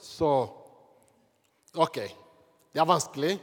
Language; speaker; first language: Norwegian; non-native, fluent; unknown